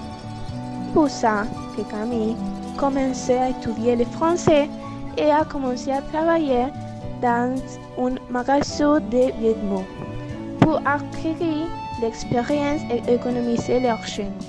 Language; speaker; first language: French; non-native, learner; Spanish